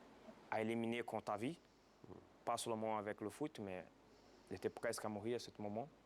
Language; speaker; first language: French; non-native, fluent; Portuguese